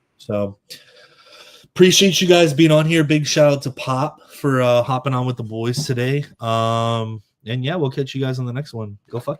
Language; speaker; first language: English; native; English